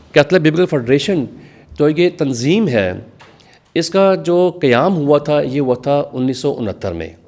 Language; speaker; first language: Urdu; non-native, local second language; Punjabi